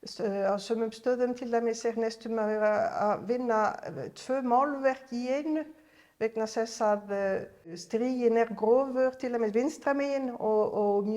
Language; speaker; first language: Icelandic; non-native, fluent; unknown